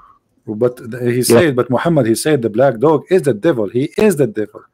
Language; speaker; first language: English; non-native, learner; Indonesian